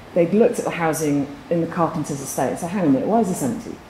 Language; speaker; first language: English; native; English